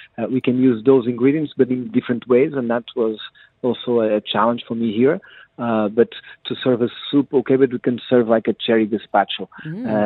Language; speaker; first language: English; non-native, fluent; Portuguese